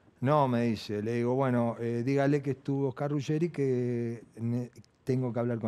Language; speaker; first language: Spanish; native; Spanish